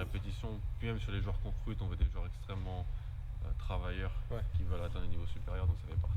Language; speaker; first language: French; native; French